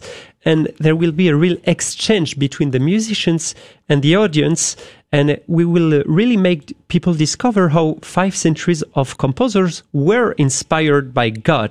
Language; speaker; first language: English; non-native, fluent; French